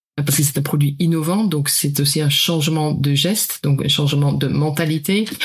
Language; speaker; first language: French; non-native, fluent; Dutch